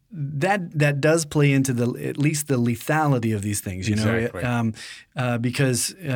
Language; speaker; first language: English; native; English